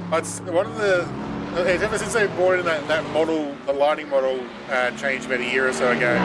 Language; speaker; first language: English; native; English